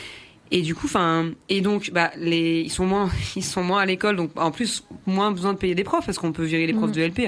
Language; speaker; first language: French; native; French